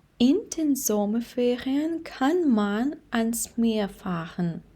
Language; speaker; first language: German; non-native, fluent; Ukrainian